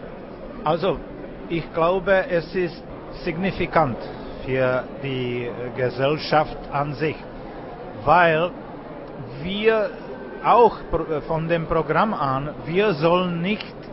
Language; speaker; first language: German; non-native, fluent; Czech